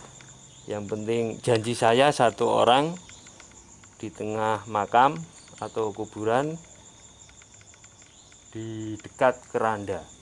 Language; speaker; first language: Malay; non-native, local second language; Javanese